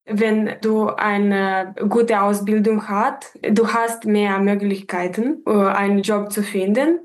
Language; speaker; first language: German; non-native, fluent; Romanian